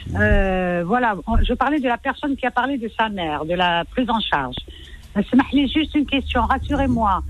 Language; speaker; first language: French; non-native, local second language; Arabic